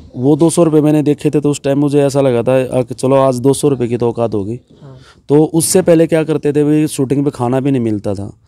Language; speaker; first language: Hindi; native; Hindi